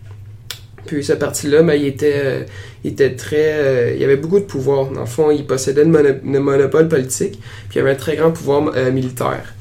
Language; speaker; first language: French; native; French